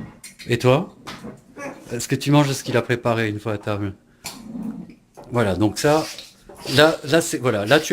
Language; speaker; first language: French; native; French